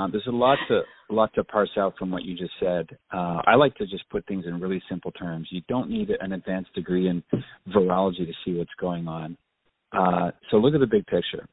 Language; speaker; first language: English; native; English